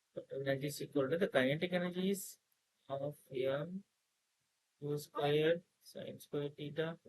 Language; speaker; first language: English; non-native, local second language; Tamil